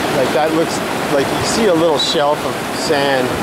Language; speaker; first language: English; native; English